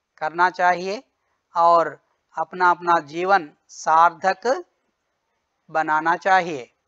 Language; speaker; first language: Hindi; non-native, local second language; Telugu